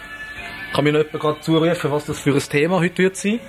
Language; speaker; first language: German; native; German